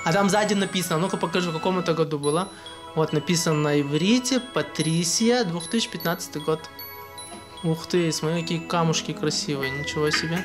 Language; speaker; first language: Russian; native; Russian